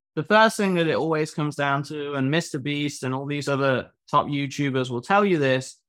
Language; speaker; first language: English; native; English